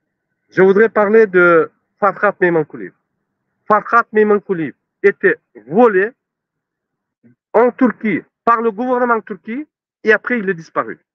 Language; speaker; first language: French; non-native, learner; Turkmen